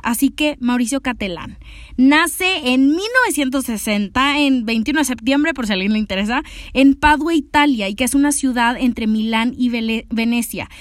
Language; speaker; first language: Spanish; native; Spanish